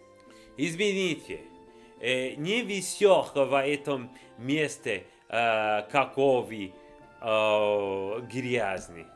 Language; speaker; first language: Russian; non-native, learner; English